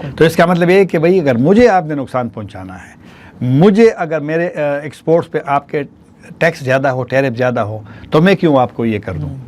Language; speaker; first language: Urdu; non-native, local second language; Pashto